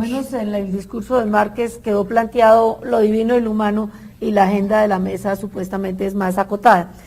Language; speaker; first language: Spanish; native; Spanish